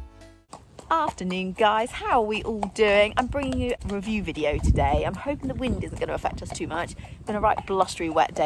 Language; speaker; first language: English; native; English